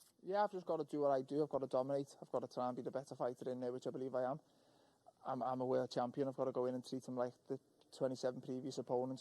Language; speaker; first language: English; native; English